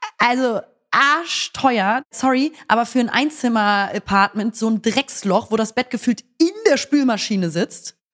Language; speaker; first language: German; native; German